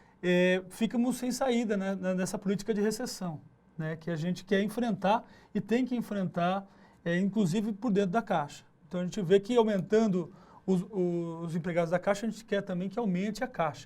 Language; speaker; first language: Portuguese; native; Portuguese